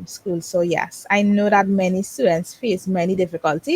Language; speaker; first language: English; native; English